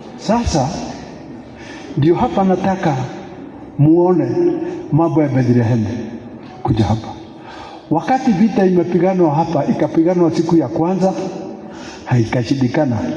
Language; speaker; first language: Swahili; non-native, local second language; Kikuyu